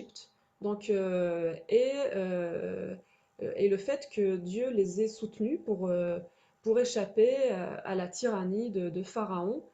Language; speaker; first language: French; native; French